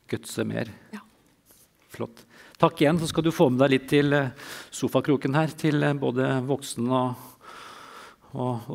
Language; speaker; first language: Norwegian; native; Norwegian